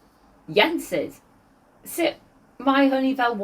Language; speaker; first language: Welsh; non-native, learner; English